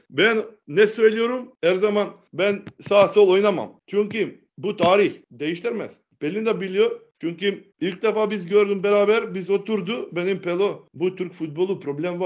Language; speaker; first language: Turkish; non-native, learner; Macedonian